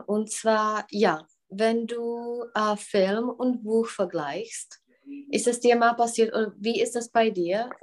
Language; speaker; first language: German; non-native, fluent; Czech